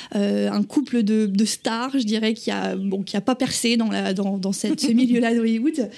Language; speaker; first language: French; native; French